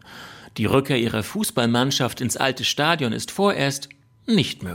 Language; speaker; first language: German; native; German